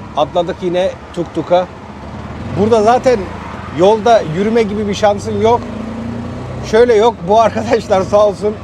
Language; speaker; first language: Turkish; native; Turkish